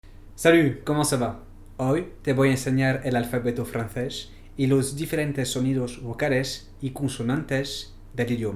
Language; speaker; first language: Spanish; non-native, fluent; French